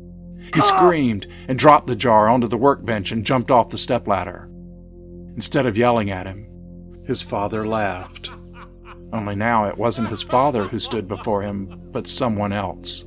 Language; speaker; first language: English; native; English